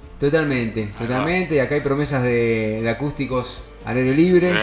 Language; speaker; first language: Spanish; native; Spanish